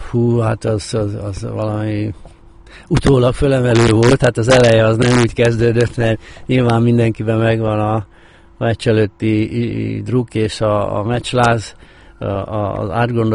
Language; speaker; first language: Hungarian; native; Hungarian